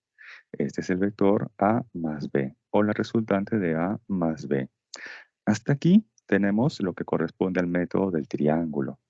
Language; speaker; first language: Spanish; native; Spanish